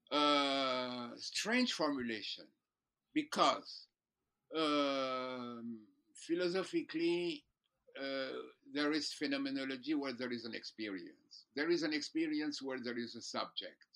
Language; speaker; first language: English; non-native, fluent; French